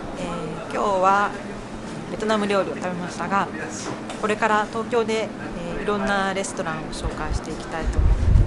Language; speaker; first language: Japanese; native; Japanese